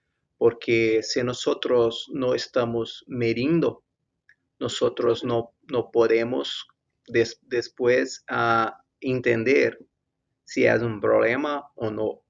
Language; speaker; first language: Spanish; non-native, fluent; Portuguese